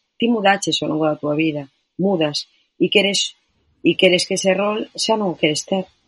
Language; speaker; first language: Galician; non-native, local second language; Spanish